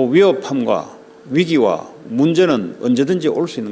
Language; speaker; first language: Korean; native; Korean